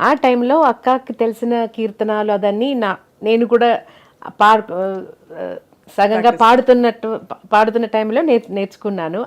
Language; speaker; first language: Telugu; non-native, fluent; Malayalam